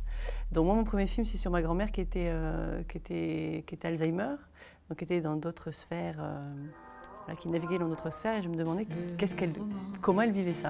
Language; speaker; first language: French; native; French